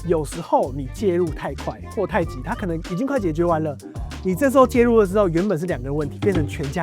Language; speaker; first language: Chinese; native; Chinese